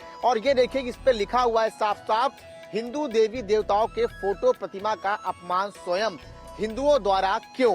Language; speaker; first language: Hindi; native; Hindi